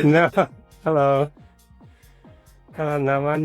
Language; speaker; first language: Indonesian; non-native, learner; English